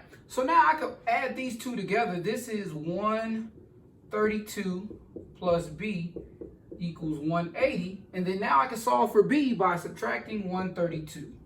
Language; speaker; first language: English; native; English